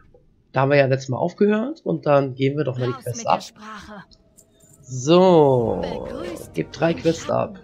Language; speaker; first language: German; native; German